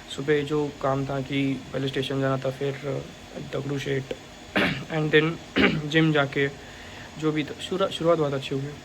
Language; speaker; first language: Hindi; non-native, local second language; Marathi